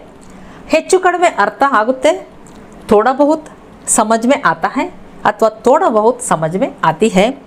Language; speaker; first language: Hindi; non-native, local second language; Kannada